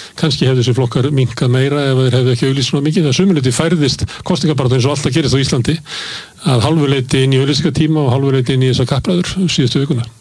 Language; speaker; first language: Icelandic; native; Icelandic